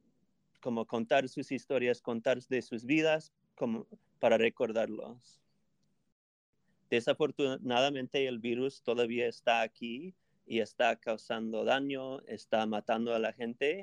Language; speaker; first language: Spanish; non-native, fluent; English